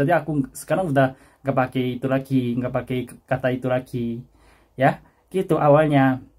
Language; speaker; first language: Indonesian; non-native, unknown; Korean